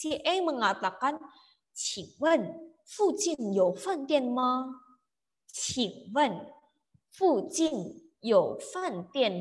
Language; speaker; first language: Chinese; non-native, fluent; Indonesian